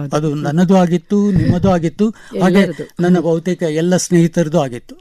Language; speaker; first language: Kannada; non-native, local second language; Konkani